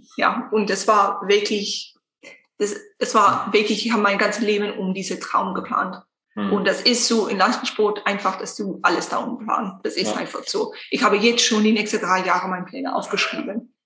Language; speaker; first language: German; non-native, fluent; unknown